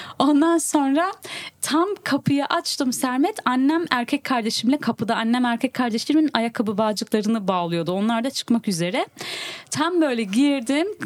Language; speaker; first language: Turkish; early bilingual, heritage; Turkish